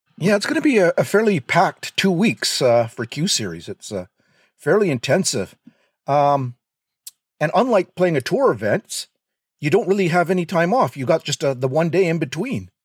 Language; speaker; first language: English; native; English